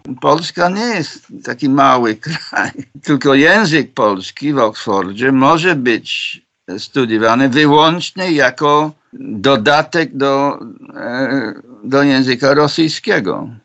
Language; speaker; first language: Polish; non-native, fluent; English